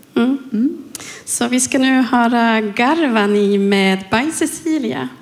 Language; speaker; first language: Swedish; native; Swedish